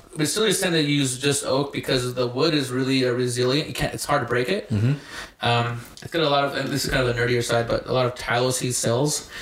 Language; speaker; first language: English; native; English